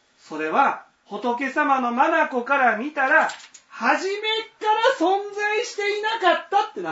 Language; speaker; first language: Japanese; native; Japanese